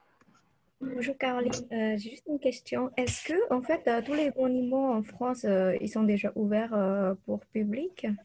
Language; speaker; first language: French; non-native, fluent; Indonesian